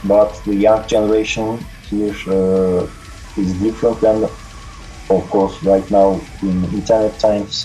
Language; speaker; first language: English; non-native, learner; Turkish